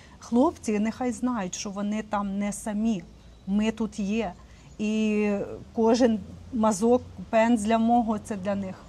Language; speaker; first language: Ukrainian; native; Ukrainian